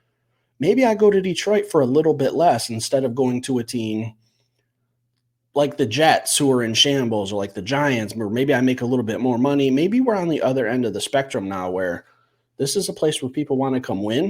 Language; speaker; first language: English; native; English